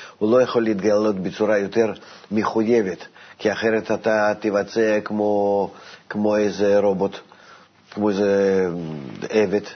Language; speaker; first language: Hebrew; non-native, fluent; Russian